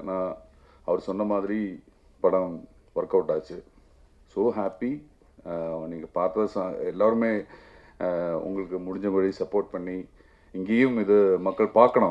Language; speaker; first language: Tamil; non-native, learner; Malayalam